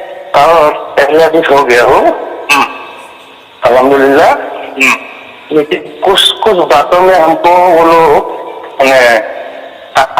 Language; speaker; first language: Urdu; non-native, local second language; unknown